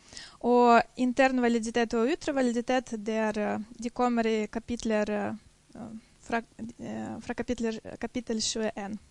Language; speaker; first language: Norwegian; non-native, fluent; Dutch